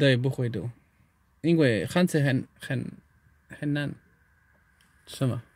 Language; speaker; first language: Chinese; non-native, learner; Spanish